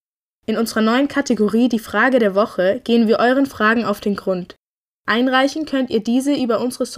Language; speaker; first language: German; native; German